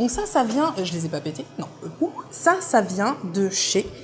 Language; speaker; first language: French; native; French